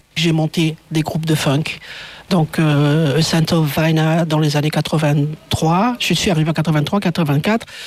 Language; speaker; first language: French; non-native, local second language; Malagasy